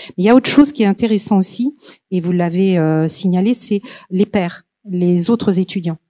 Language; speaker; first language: French; native; French